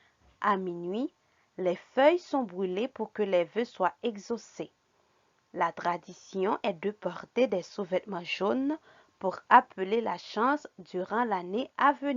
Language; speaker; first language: French; non-native, fluent; Spanish